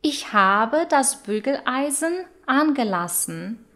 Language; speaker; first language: German; non-native, fluent; Russian